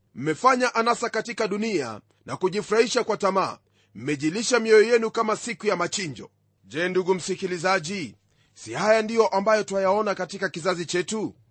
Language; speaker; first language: Swahili; non-native, local second language; Luyia